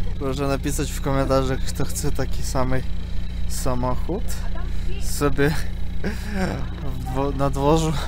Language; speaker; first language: Polish; non-native, learner; Russian